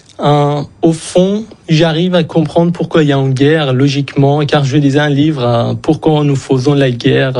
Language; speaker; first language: French; non-native, fluent; Persian